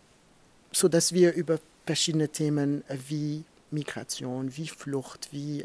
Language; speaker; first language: German; non-native, fluent; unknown